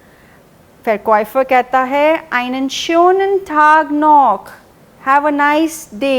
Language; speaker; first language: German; non-native, fluent; Hindi